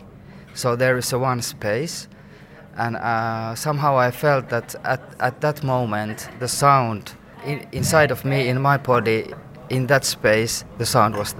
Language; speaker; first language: English; non-native, fluent; Finnish